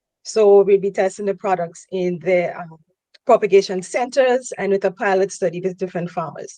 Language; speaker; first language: English; native; English